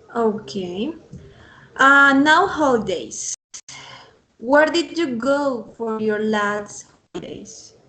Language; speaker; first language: English; non-native, fluent; Spanish